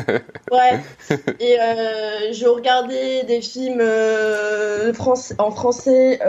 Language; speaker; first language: French; non-native, fluent; Korean